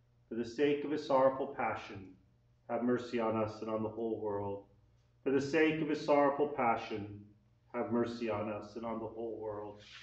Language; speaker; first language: English; native; English